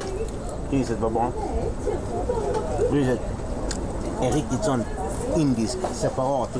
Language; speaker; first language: Swedish; native; Swedish